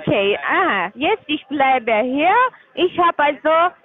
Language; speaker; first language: German; non-native, learner; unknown